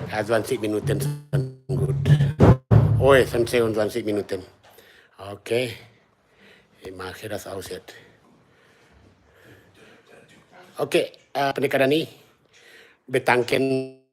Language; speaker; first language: German; non-native, learner; Minangkabau